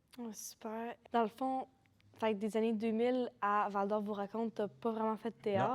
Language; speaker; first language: French; native; French